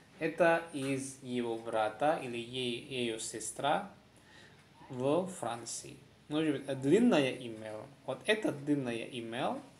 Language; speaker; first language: Russian; non-native, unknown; Indonesian